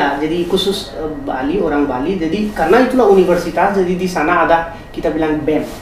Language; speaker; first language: Indonesian; non-native, fluent; Hindi